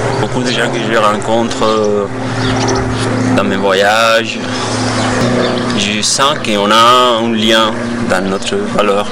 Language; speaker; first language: French; non-native, fluent; Spanish